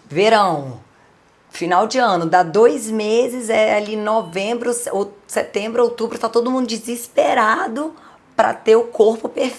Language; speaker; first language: Portuguese; native; Portuguese